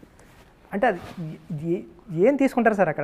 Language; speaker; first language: Telugu; native; Telugu